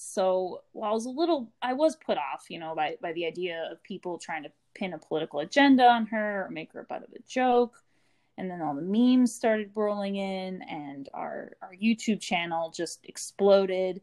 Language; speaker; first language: English; native; English